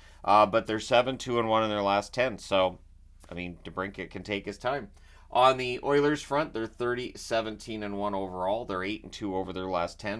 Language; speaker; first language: English; native; English